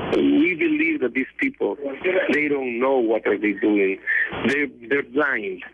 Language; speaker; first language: English; non-native, fluent; Spanish